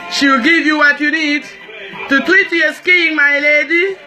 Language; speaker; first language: English; non-native, local second language; French